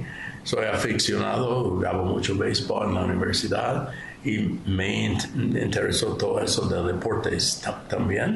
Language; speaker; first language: Spanish; non-native, fluent; English